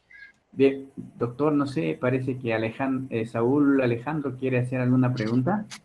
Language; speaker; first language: Spanish; native; Spanish